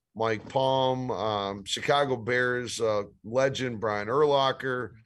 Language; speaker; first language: English; native; English